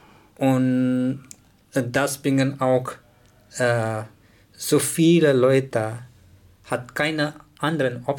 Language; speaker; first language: German; non-native, learner; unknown